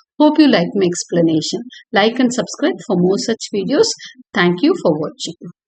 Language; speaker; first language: English; non-native, local second language; Tamil